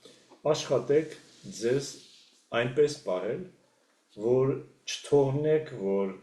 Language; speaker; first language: Armenian; native; Armenian